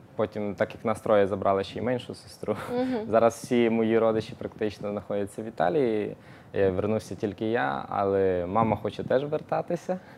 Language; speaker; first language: Ukrainian; native; Ukrainian